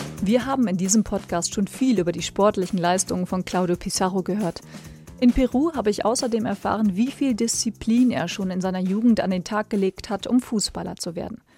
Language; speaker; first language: German; native; German